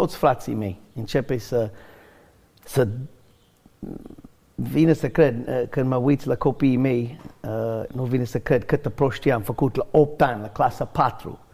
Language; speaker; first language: Romanian; non-native, learner; English